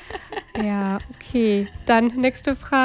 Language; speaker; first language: German; non-native, fluent; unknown